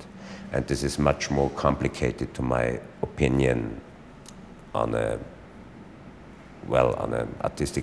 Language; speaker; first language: English; non-native, fluent; German